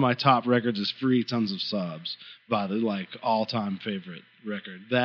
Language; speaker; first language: English; native; English